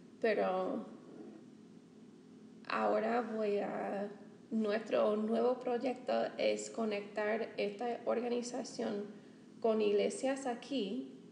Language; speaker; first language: Spanish; non-native, fluent; English